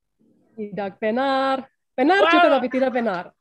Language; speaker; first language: Indonesian; non-native, learner; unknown